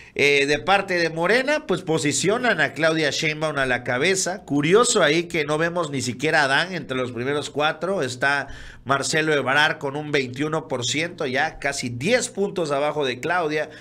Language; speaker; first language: Spanish; native; Spanish